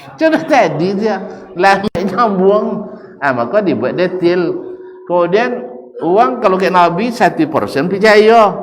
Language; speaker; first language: Malay; native; Malay